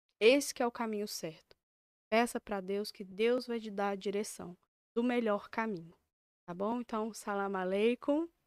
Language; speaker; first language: Portuguese; native; Portuguese